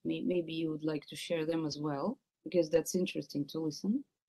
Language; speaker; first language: English; non-native, fluent; Russian